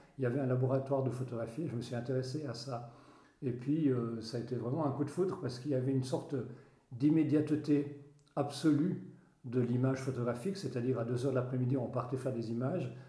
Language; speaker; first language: French; non-native, local second language; Swiss German